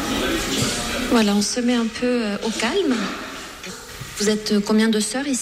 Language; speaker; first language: French; native; French